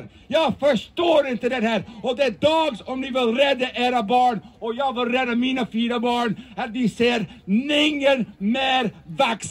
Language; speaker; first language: Swedish; non-native, fluent; English